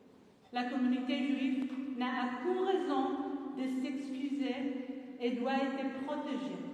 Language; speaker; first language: French; non-native, fluent; Hebrew